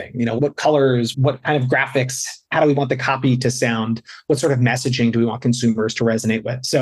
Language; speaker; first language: English; native; English